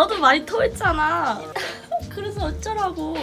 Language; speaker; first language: Korean; non-native, learner; Chinese